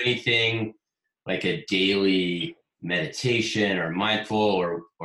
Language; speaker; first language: English; native; English